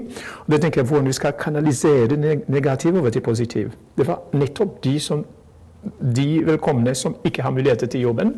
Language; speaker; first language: Norwegian; non-native, fluent; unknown